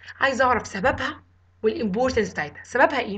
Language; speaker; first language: Arabic; native; Arabic